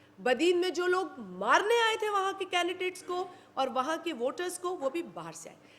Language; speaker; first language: Urdu; non-native, local second language; Sindhi